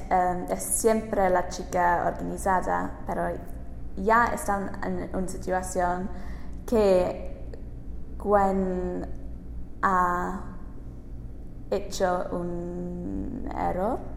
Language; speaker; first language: Spanish; non-native, learner; English